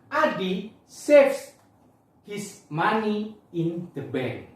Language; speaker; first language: English; non-native, learner; Indonesian